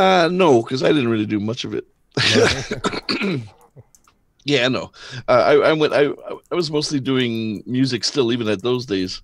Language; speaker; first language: English; native; English